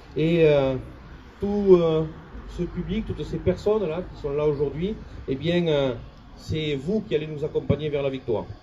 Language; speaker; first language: French; native; French